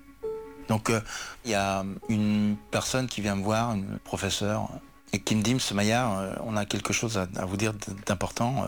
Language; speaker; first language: French; native; French